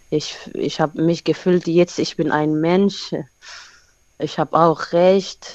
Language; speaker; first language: German; non-native, learner; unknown